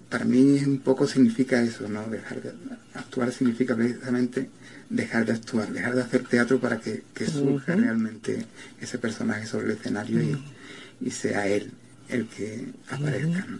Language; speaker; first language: Spanish; native; Spanish